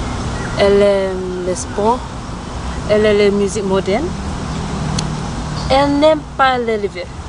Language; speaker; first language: French; non-native, learner; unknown